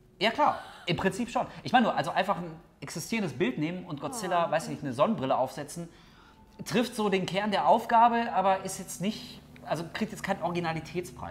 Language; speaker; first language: German; native; German